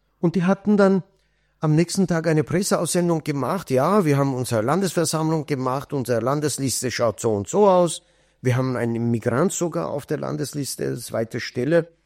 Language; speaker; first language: German; non-native, fluent; Kurdish